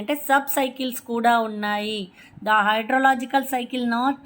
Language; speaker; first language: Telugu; native; Telugu